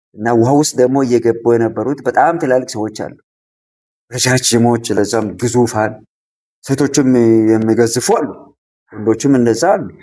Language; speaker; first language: Amharic; non-native, local second language; Sidamo